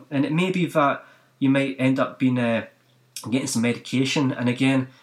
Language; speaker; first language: English; native; English